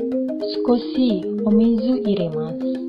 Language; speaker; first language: Japanese; non-native, fluent; Indonesian